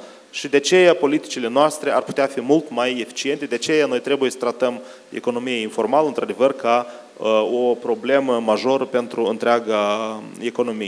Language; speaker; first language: Romanian; native; Romanian